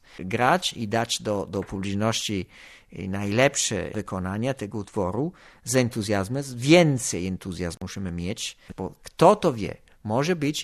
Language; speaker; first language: Polish; non-native, learner; Italian